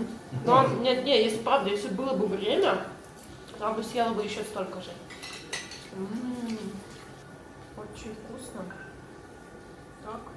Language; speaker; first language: Russian; native; Russian